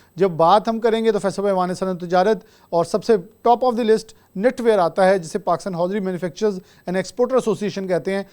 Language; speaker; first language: Urdu; non-native, local second language; Punjabi